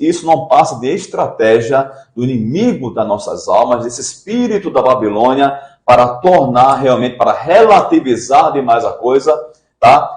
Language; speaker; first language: Portuguese; native; Portuguese